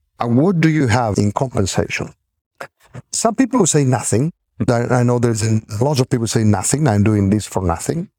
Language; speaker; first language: English; non-native, fluent; Spanish